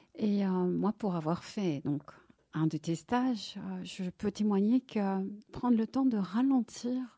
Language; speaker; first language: French; native; French